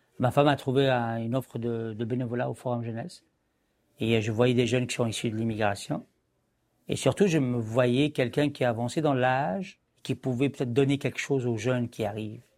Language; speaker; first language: French; non-native, local second language; Arabic